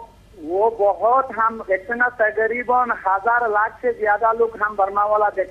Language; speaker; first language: Hindi; non-native, learner; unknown